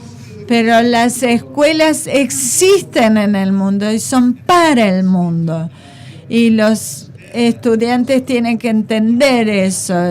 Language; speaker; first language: Spanish; non-native, fluent; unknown